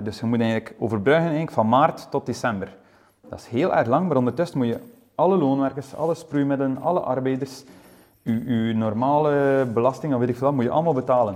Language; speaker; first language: Dutch; native; Dutch